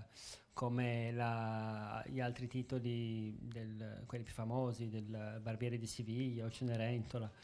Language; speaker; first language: Italian; native; Italian